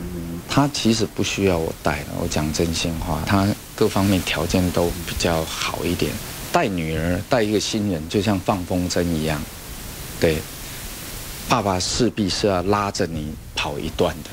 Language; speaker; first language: Chinese; native; Chinese